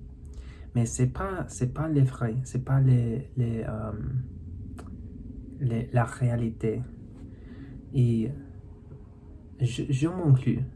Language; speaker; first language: French; non-native, learner; English